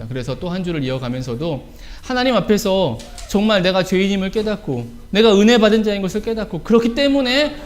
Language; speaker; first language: Korean; native; Korean